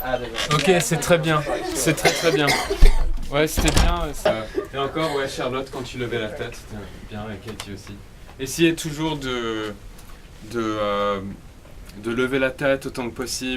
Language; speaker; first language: French; non-native, fluent; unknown